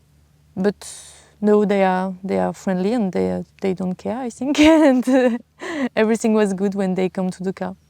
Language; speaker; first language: English; non-native, learner; French